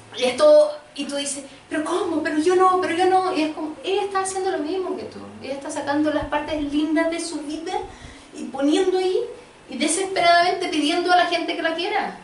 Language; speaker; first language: Spanish; early bilingual, other home language; Portuguese